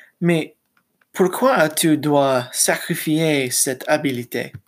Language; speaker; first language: French; non-native, learner; English